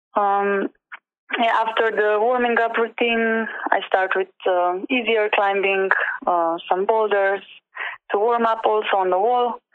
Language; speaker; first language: English; non-native, learner; Slovenian